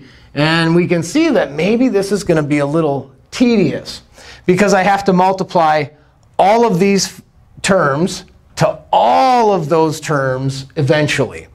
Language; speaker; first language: English; native; English